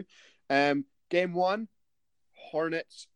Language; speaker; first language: English; native; English